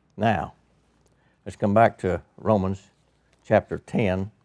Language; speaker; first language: English; native; English